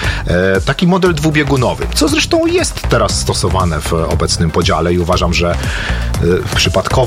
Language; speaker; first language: Polish; native; Polish